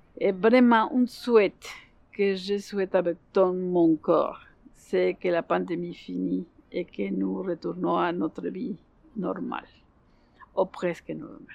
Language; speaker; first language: French; non-native, learner; Spanish